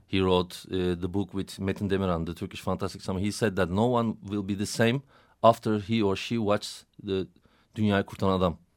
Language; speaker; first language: English; non-native, fluent; Turkish